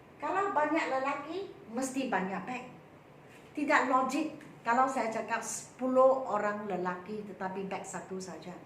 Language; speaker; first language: Malay; non-native, local second language; Chinese